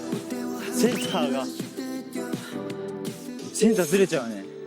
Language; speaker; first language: Japanese; native; Japanese